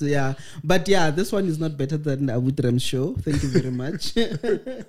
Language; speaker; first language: English; non-native, local second language; Northern Sotho